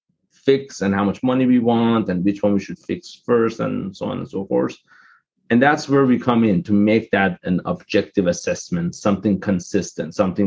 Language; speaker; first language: English; non-native, fluent; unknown